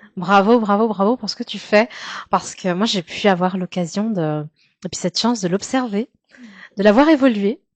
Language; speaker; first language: French; native; French